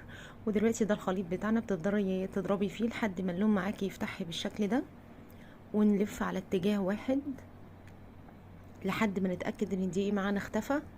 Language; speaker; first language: Arabic; native; Arabic